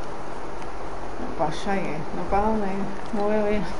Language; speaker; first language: Spanish; native; Spanish